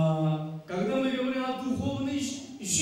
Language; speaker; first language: Russian; non-native, learner; Korean